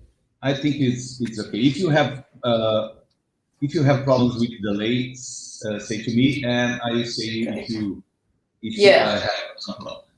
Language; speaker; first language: English; non-native, learner; Portuguese